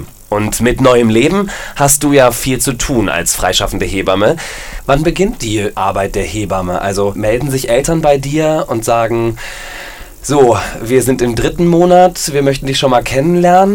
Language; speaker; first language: German; native; German